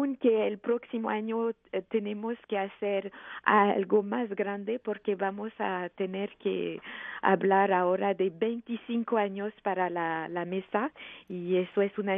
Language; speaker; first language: Spanish; non-native, fluent; French